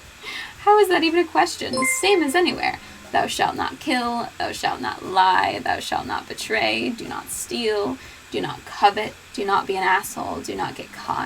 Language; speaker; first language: English; native; English